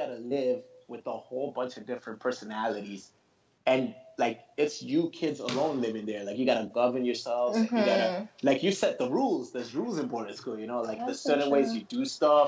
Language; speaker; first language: English; non-native, local second language; Shona